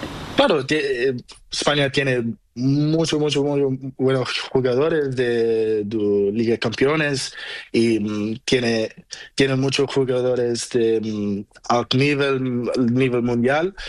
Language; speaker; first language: Spanish; non-native, learner; Portuguese